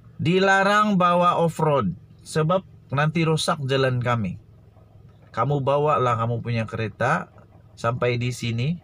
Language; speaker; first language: Malay; native; Malay